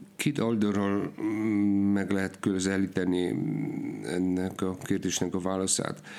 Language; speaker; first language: Hungarian; non-native, fluent; Polish